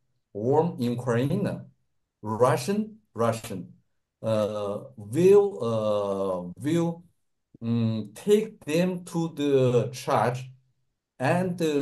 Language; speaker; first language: English; non-native, learner; Russian